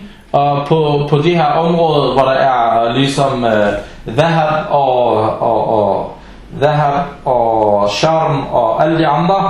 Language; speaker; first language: Danish; non-native, fluent; Arabic